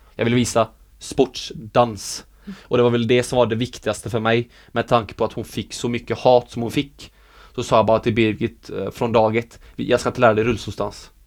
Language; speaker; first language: Swedish; native; Swedish